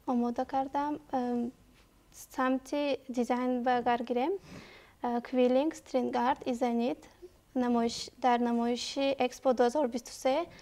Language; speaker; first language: Tajik; native; Tajik